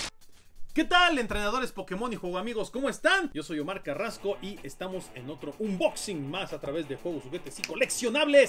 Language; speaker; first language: Spanish; native; Spanish